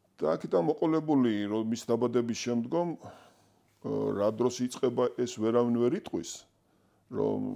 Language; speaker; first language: Georgian; non-native, local second language; Svan